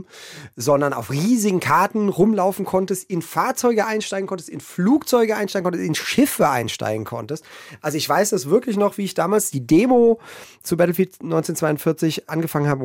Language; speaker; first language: German; native; German